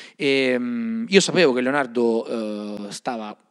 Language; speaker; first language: Italian; native; Italian